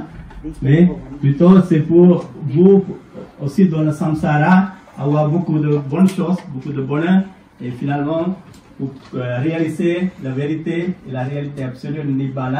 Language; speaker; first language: French; non-native, fluent; Sinhala